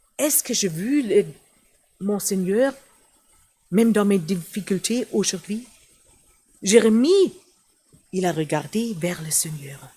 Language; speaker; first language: French; non-native, fluent; German